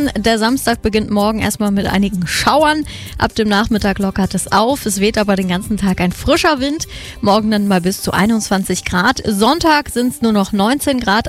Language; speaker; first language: German; native; German